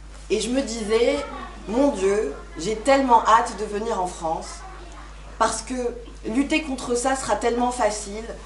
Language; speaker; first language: French; non-native, local second language; Arabic